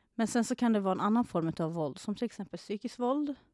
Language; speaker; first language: Swedish; non-native, fluent; Arabic